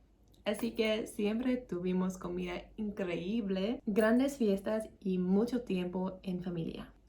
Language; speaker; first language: Spanish; non-native, learner; English